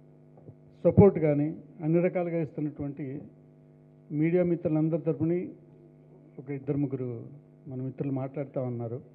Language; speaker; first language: Telugu; native; Telugu